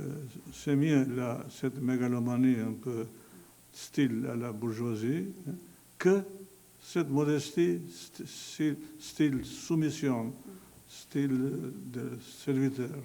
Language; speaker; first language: French; non-native, fluent; Albanian